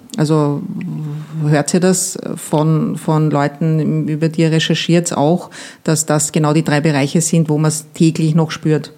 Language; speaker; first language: German; native; German